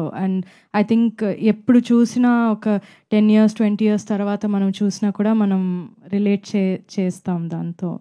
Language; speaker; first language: Telugu; non-native, fluent; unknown